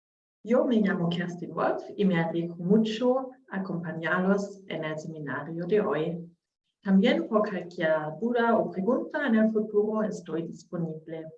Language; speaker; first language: Spanish; non-native, learner; German